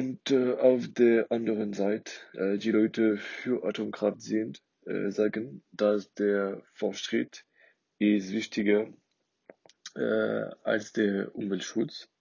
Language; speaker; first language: German; non-native, learner; French